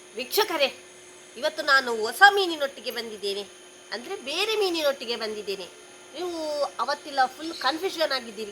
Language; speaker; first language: Kannada; non-native, local second language; Tulu